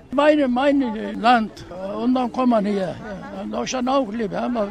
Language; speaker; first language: German; non-native, learner; Turkish